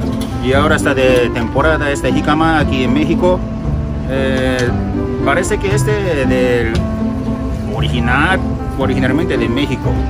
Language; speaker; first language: Spanish; non-native, learner; Japanese